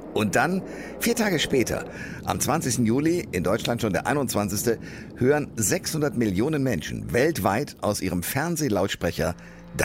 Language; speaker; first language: German; native; German